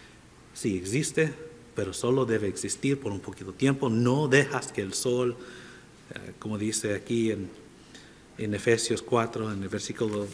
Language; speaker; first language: Spanish; non-native, fluent; English